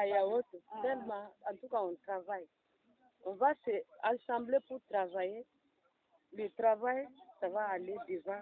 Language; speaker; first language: French; non-native, learner; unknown